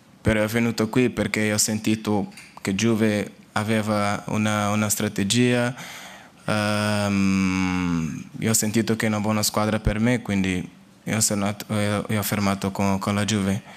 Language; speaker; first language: Italian; non-native, learner; Portuguese